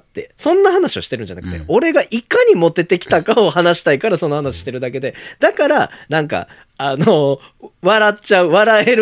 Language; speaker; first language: Japanese; native; Japanese